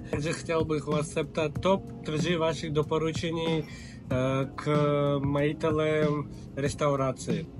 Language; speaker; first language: Czech; non-native, fluent; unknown